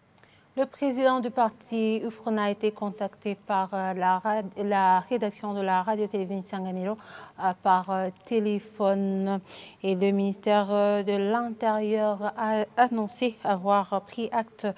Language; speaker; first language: French; non-native, local second language; Rundi